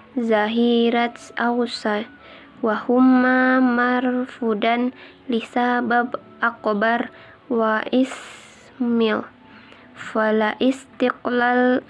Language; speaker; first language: Arabic; non-native, learner; Indonesian